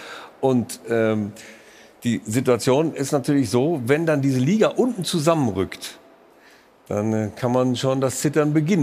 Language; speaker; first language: German; native; German